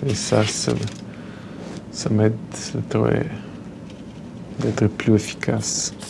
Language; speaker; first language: French; non-native, fluent; Bulgarian